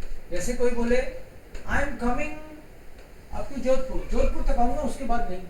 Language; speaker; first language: Hindi; native; Hindi